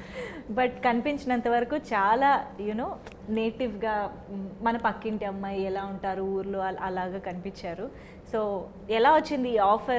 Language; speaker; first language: Telugu; native; Telugu